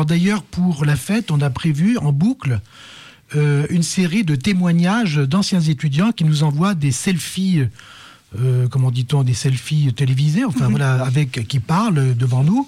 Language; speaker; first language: French; native; French